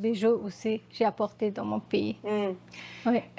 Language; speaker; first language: French; non-native, learner; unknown